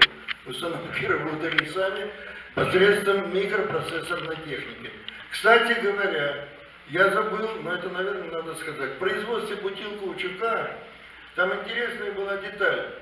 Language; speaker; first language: Russian; native; Russian